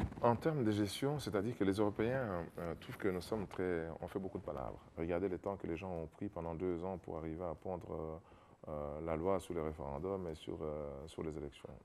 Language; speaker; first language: French; non-native, local second language; Lingala